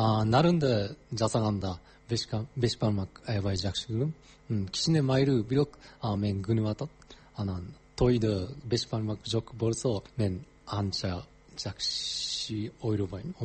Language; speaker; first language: Kyrgyz; non-native, learner; Japanese